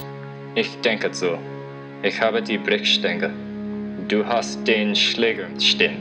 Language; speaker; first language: German; non-native, learner; English